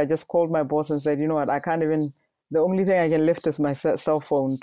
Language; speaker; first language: English; non-native, local second language; Tswana